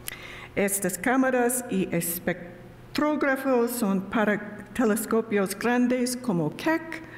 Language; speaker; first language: Spanish; non-native, learner; English